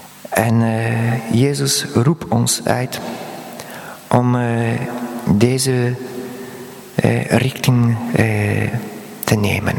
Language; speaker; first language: Dutch; non-native, fluent; Polish